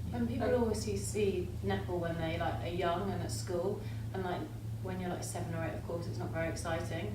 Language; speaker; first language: English; native; English